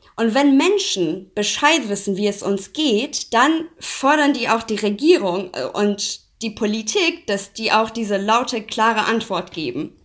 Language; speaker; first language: German; non-native, fluent; Persian